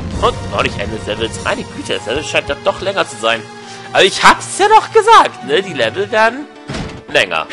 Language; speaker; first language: German; native; German